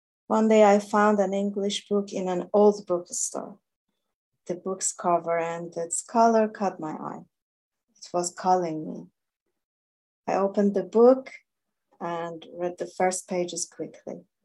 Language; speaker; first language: English; non-native, fluent; Persian